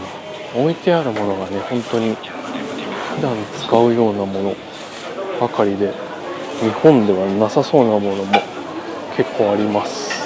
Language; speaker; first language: Japanese; native; Japanese